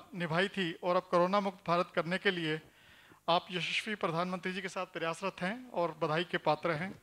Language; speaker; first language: Hindi; native; Hindi